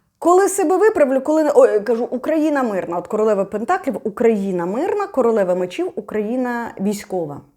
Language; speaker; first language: Ukrainian; non-native, local second language; Russian